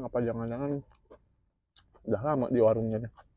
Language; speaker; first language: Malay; non-native, local second language; Sundanese